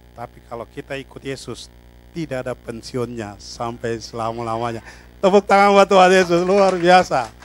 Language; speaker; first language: Indonesian; native; Indonesian